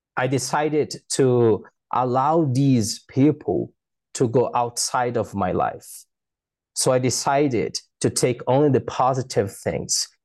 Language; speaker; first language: English; non-native, fluent; Portuguese